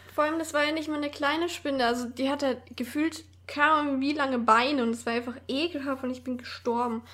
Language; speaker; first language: German; native; German